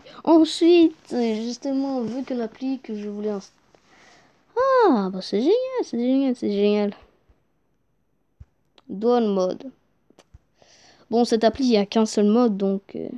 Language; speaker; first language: French; native; French